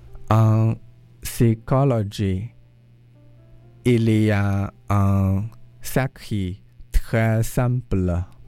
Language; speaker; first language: French; non-native, learner; Chinese